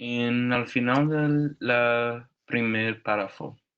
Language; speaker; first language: Spanish; non-native, learner; English